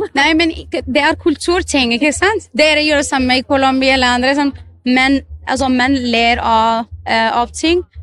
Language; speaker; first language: Norwegian; non-native, fluent; Arabic